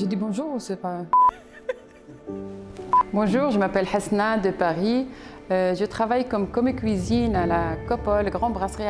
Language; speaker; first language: French; non-native, fluent; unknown